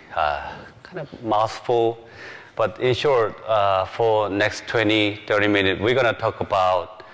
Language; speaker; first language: English; non-native, fluent; Korean